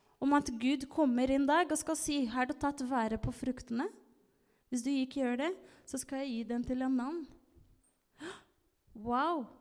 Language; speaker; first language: Norwegian; non-native, fluent; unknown